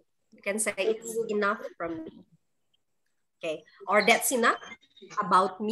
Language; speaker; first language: English; non-native, fluent; Indonesian